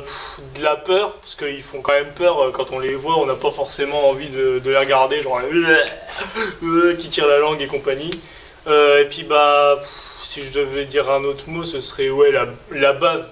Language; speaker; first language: French; native; French